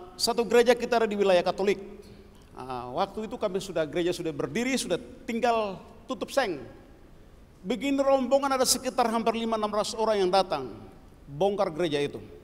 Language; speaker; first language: Indonesian; non-native, local second language; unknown